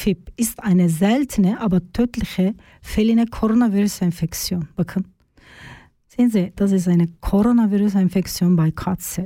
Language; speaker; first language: German; non-native, learner; Turkish